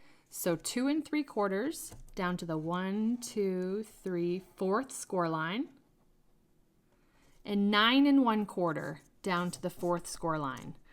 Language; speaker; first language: English; native; English